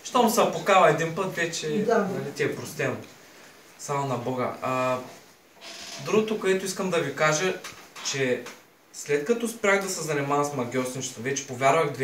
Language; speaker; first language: Bulgarian; native; Bulgarian